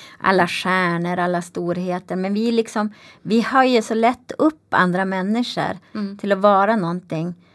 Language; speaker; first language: Swedish; native; Swedish